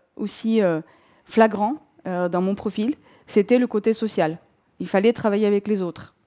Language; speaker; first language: French; non-native, fluent; Russian